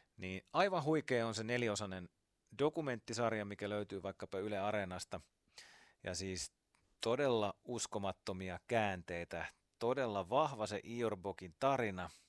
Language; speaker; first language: Finnish; native; Finnish